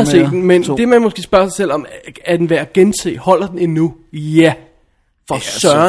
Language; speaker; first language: Danish; native; Danish